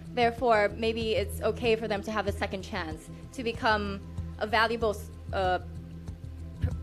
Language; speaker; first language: English; non-native, fluent; Thai